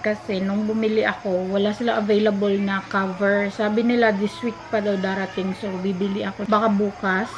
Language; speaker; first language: Filipino; non-native, local second language; Cebuano